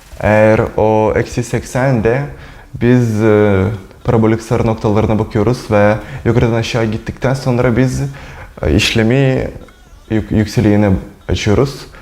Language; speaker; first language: Turkish; non-native, learner; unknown